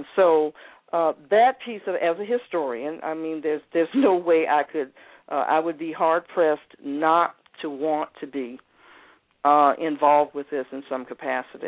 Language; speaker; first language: English; native; English